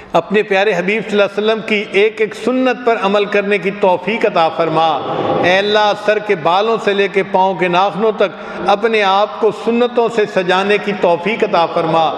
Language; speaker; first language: Urdu; non-native, local second language; Punjabi